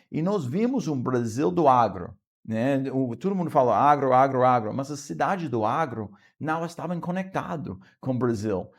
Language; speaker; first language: Portuguese; non-native, fluent; English